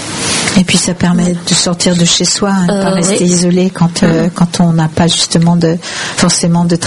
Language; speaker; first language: French; native; French